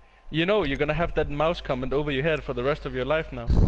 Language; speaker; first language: English; non-native, fluent; Danish